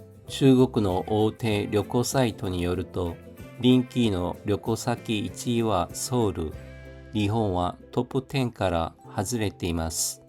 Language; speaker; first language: Japanese; non-native, fluent; Korean